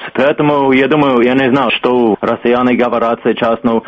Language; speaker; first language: Russian; non-native, fluent; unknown